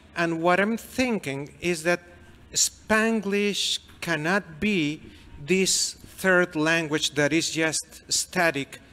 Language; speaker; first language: English; non-native, fluent; Spanish